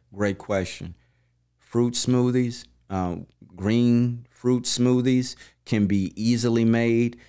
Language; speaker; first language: English; native; English